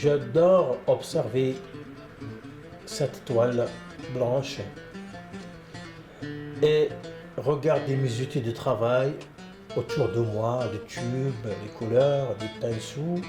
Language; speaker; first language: French; non-native, local second language; Kabyle